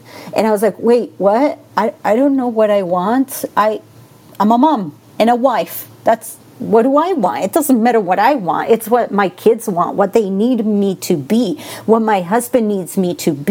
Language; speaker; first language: English; non-native, fluent; Spanish